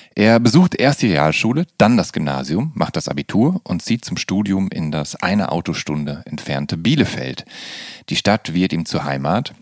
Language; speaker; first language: German; native; German